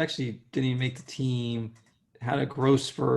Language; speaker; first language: English; native; English